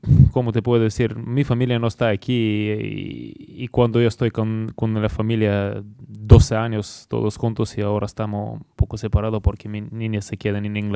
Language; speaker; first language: Spanish; non-native, learner; Bulgarian